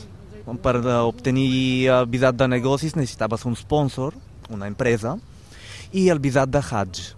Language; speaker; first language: Catalan; non-native, fluent; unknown